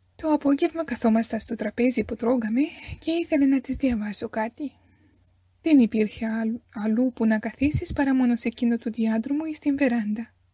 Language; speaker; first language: Greek; non-native, fluent; Romanian